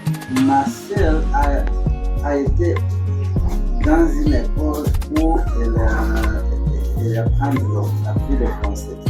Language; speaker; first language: French; non-native, learner; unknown